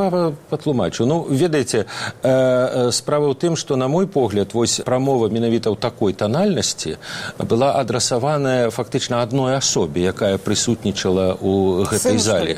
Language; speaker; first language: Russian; non-native, local second language; Belarusian